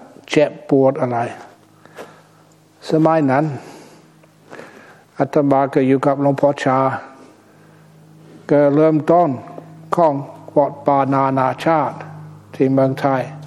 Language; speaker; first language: Thai; non-native, fluent; English